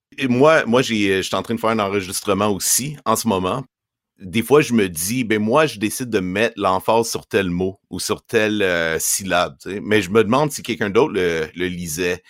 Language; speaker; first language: French; native; French